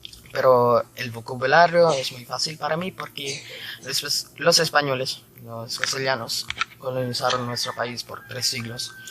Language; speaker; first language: Spanish; non-native, fluent; Filipino